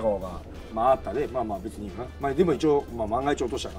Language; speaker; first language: Japanese; native; Japanese